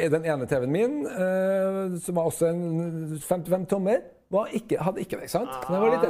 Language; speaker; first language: Norwegian; native; Norwegian